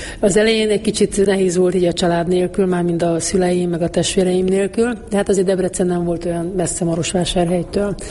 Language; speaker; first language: Hungarian; native; Hungarian